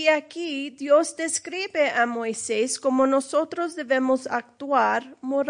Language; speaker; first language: Spanish; early bilingual, heritage; English